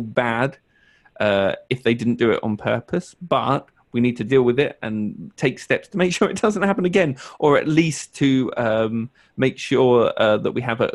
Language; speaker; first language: English; native; English